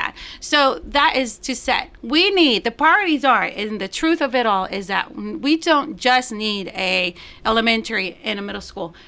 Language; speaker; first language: English; non-native, fluent; Spanish